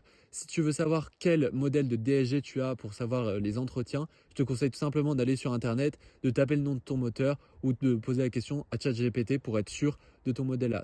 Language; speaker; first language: French; native; French